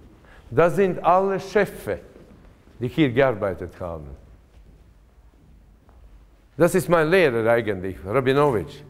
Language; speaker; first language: German; non-native, fluent; Latvian